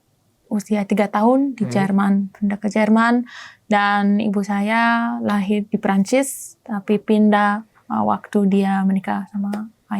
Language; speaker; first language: Indonesian; non-native, learner; German